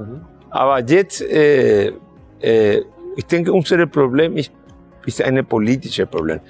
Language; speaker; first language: German; non-native, fluent; Spanish